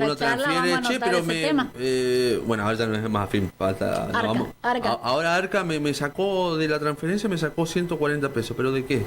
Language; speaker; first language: Spanish; native; Spanish